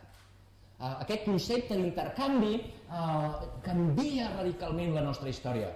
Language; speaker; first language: Catalan; native; Catalan